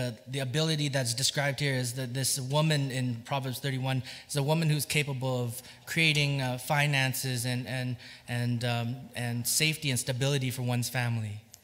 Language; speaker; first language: English; early bilingual, other home language; Vietnamese